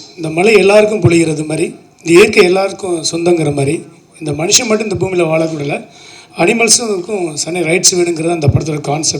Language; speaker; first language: Tamil; native; Tamil